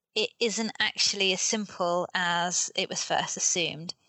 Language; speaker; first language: English; native; English